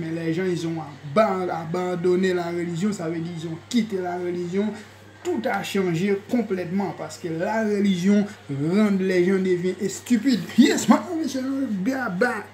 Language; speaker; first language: French; non-native, local second language; Haitian Creole